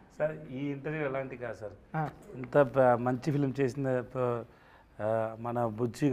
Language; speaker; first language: Telugu; non-native, learner; Tamil